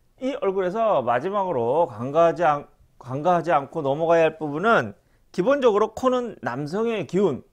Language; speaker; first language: Korean; native; Korean